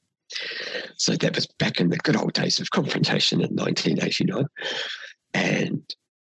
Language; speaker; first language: English; non-native, local second language; Māori